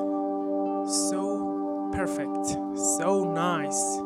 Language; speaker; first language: English; non-native, learner; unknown